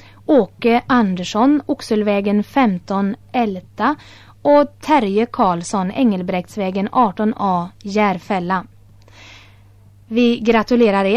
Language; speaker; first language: Swedish; native; Swedish